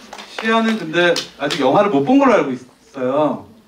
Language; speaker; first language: Korean; native; Korean